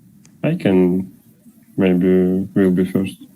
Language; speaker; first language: English; non-native, learner; Russian